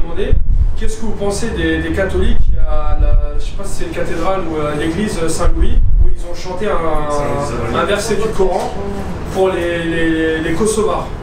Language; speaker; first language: French; native; French